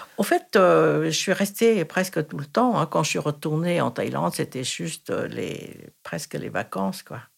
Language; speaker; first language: French; non-native, fluent; Thai